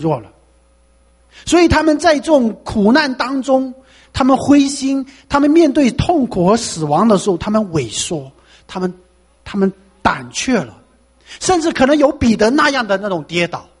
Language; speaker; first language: Chinese; non-native, local second language; Cantonese